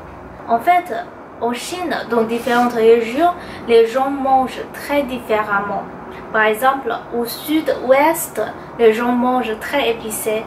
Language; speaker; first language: French; non-native, fluent; Chinese